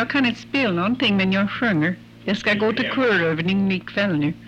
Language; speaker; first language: Swedish; early bilingual, heritage; English